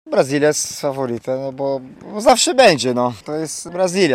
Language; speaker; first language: Polish; non-native, fluent; Portuguese